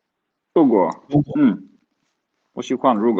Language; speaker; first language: Chinese; non-native, learner; Swedish